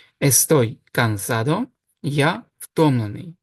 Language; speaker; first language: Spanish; non-native, fluent; Ukrainian